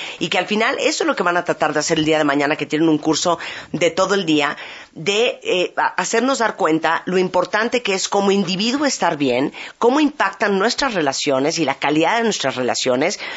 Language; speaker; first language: Spanish; native; Spanish